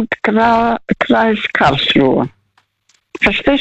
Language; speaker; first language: German; non-native, fluent; Russian